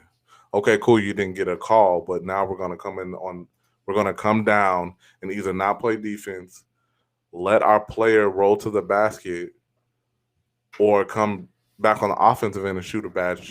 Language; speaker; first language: English; native; English